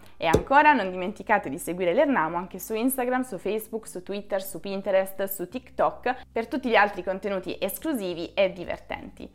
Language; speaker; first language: Italian; native; Italian